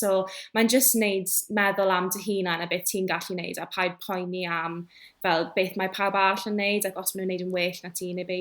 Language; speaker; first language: Welsh; non-native, local second language; English